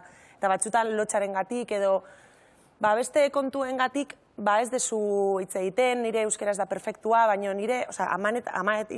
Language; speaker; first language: Basque; non-native, local second language; Spanish